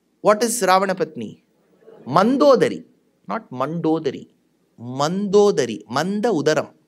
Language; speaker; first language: English; non-native, local second language; Tamil